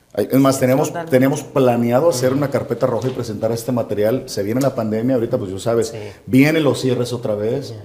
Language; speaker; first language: Spanish; native; Spanish